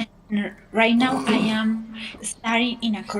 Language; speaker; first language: English; non-native, learner; Spanish